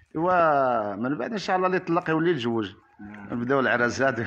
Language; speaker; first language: Arabic; native; Arabic